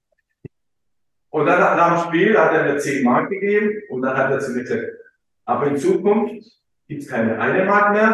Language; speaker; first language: German; early bilingual, other home language; Croatian